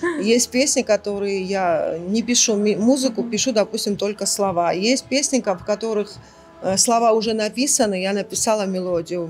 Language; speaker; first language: Russian; non-native, local second language; Georgian